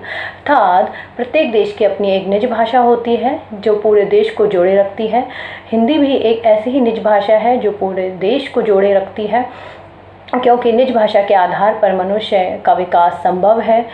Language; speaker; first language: Hindi; native; Hindi